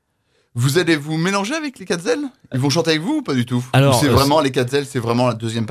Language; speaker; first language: French; native; French